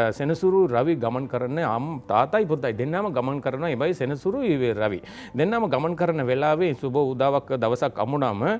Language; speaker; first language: Sinhala; non-native, local second language; Tamil